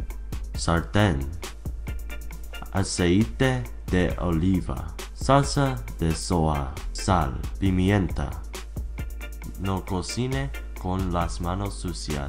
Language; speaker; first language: Spanish; non-native, learner; English